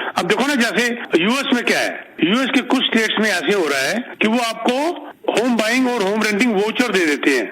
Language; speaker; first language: Hindi; native; Hindi